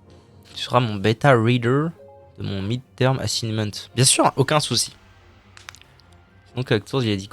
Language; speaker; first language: French; native; French